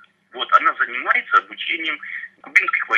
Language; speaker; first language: Russian; native; Russian